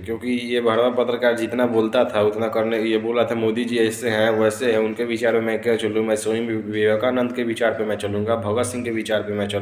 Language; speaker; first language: Hindi; native; Hindi